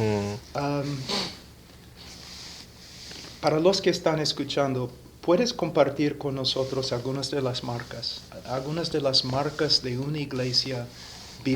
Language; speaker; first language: Spanish; non-native, fluent; English